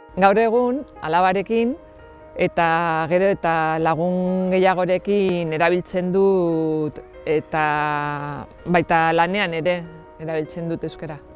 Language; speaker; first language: Basque; non-native, local second language; Spanish